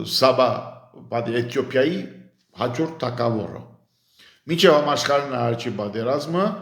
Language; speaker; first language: Armenian; early bilingual, heritage; Armenian